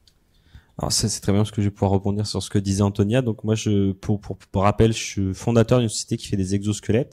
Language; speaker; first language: French; native; French